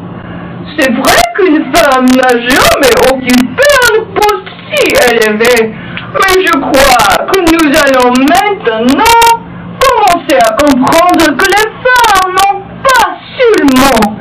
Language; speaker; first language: French; non-native, fluent; English